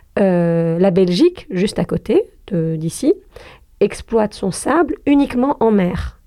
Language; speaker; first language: French; non-native, local second language; Arabic